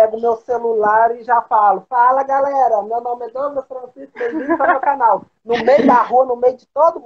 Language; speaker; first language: Portuguese; native; Portuguese